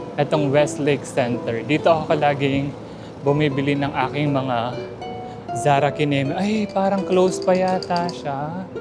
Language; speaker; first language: Filipino; native; Filipino